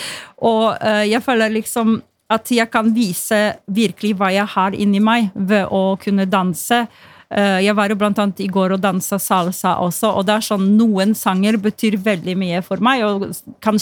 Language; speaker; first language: Norwegian; non-native, fluent; Polish